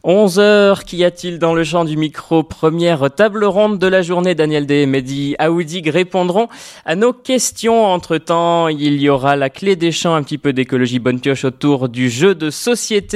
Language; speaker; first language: French; native; French